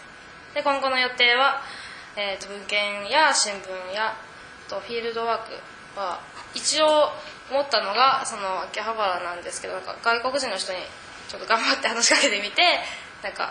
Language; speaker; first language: Japanese; native; Japanese